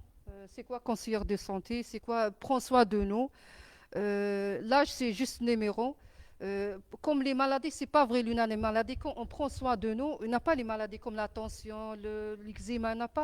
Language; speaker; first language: French; non-native, learner; Arabic